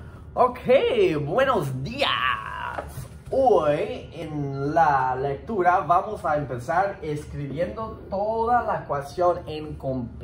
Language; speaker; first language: Spanish; non-native, fluent; English